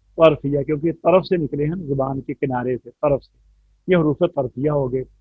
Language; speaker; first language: Urdu; non-native, local second language; Punjabi